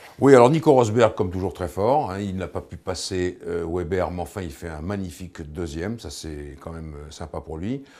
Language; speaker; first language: French; native; French